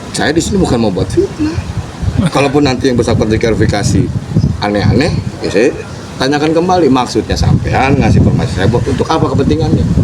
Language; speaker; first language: Indonesian; native; Indonesian